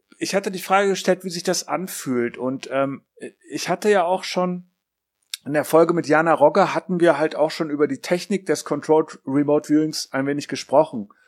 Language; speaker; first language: German; native; German